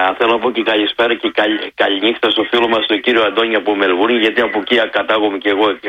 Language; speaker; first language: Greek; early bilingual, heritage; Greek